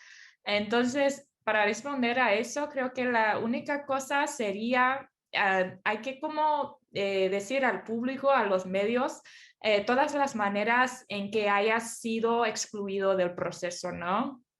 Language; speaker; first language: Spanish; non-native, fluent; English